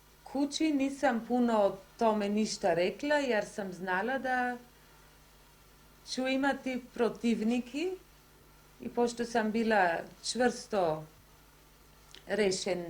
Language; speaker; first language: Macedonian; non-native, learner; Croatian